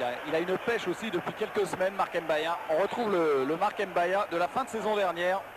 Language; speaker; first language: French; native; French